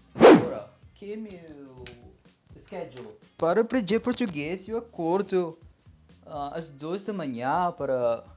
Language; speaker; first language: Portuguese; non-native, learner; Filipino